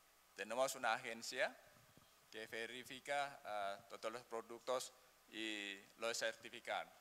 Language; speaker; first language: Spanish; non-native, learner; Indonesian